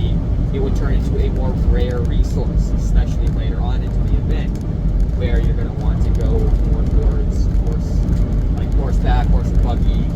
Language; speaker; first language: English; native; English